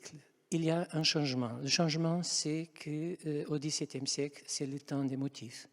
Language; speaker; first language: French; non-native, fluent; Portuguese